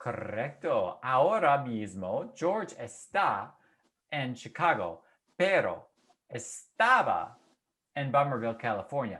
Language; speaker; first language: Spanish; non-native, fluent; English